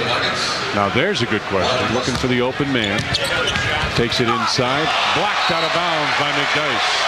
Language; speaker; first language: English; native; English